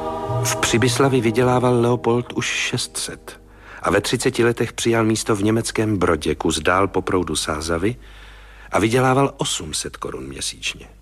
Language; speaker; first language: Czech; native; Czech